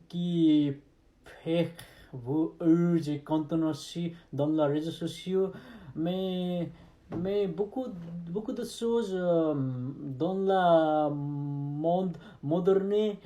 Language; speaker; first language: French; non-native, learner; Nepali